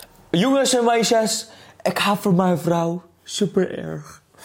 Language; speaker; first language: Dutch; non-native, learner; English